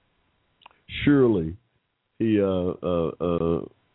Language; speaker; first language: English; native; English